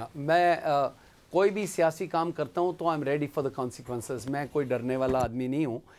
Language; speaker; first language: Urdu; non-native, local second language; Punjabi